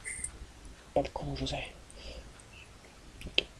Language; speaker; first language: French; native; French